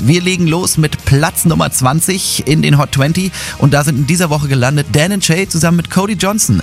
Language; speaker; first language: German; native; German